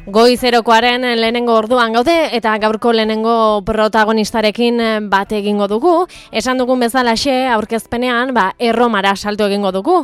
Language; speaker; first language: Basque; native; Basque